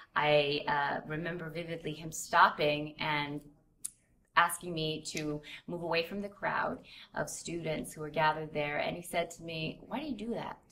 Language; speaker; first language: English; native; English